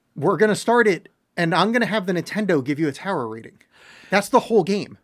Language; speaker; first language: English; native; English